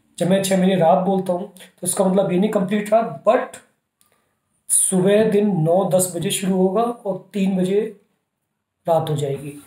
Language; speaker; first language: Hindi; native; Hindi